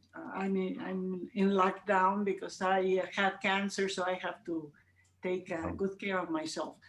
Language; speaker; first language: English; non-native, fluent; Spanish